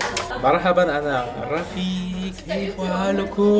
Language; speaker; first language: Arabic; non-native, learner; Korean